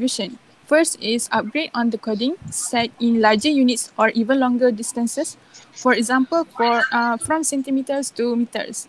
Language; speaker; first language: English; non-native, local second language; Malay